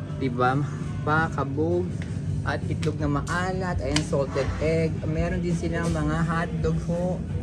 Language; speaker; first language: Filipino; native; Filipino